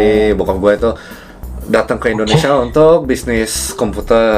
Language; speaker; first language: Indonesian; early bilingual, other home language; Korean